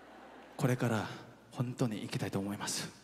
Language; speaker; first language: Japanese; non-native, fluent; Korean